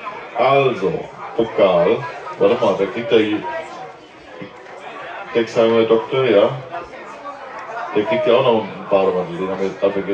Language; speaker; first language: German; native; German